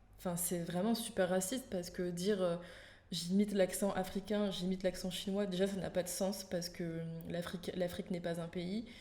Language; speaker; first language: French; native; French